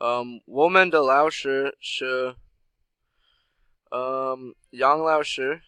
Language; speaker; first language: Chinese; non-native, learner; English